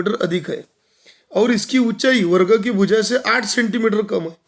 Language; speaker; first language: Hindi; non-native, local second language; Marathi